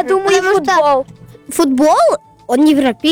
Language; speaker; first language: Russian; early bilingual, heritage; Russian